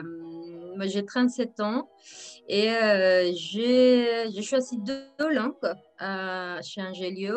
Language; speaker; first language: French; non-native, fluent; Spanish